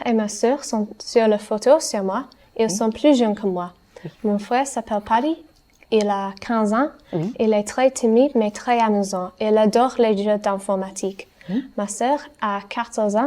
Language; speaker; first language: French; non-native, learner; English